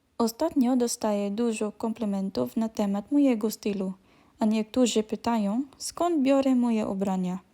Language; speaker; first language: Polish; non-native, learner; Filipino